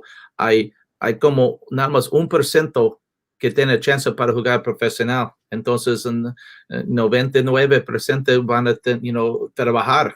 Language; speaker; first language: Spanish; non-native, learner; English